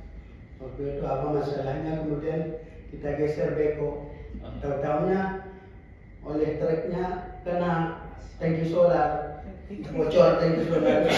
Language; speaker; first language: Indonesian; native; Indonesian